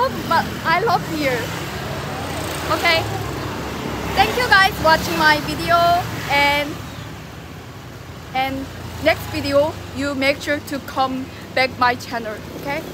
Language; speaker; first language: English; non-native, learner; Korean